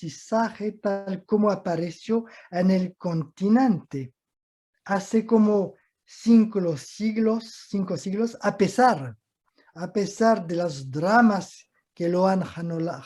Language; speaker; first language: Spanish; non-native, fluent; French